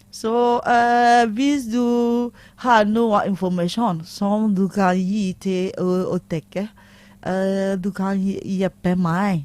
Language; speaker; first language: Norwegian; non-native, learner; Akan